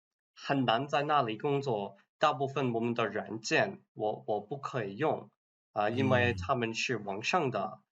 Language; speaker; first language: Chinese; non-native, learner; English